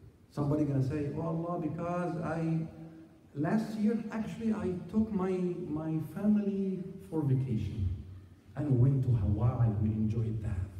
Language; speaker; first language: English; non-native, fluent; Arabic